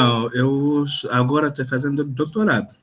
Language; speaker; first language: Portuguese; non-native, fluent; Haitian Creole